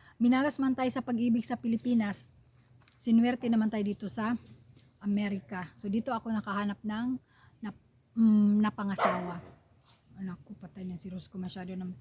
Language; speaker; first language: Filipino; non-native, local second language; Cebuano